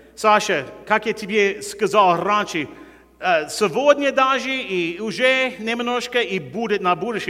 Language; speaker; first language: Russian; non-native, fluent; English